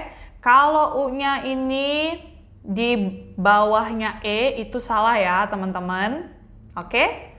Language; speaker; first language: Indonesian; native; Indonesian